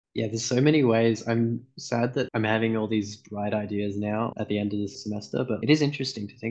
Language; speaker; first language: English; native; English